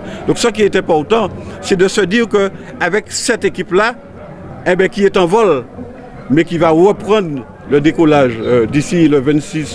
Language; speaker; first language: French; native; French